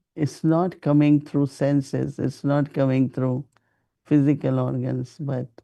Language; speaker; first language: English; non-native, local second language; Hindi